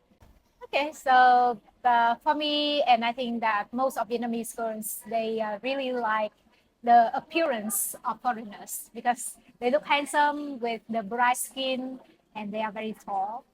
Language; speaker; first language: English; non-native, learner; Vietnamese